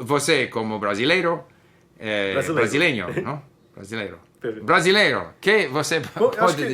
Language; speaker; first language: Portuguese; non-native, learner; English